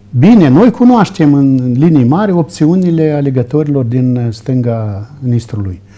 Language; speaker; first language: Romanian; native; Romanian